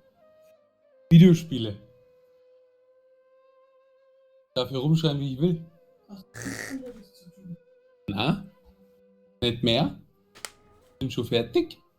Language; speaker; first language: German; native; German